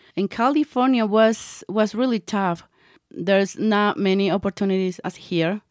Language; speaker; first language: English; non-native, learner; Spanish